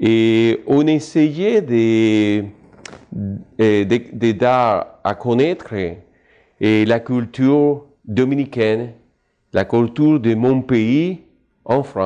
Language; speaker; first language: French; non-native, fluent; Spanish